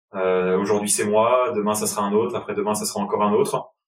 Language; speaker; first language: French; native; French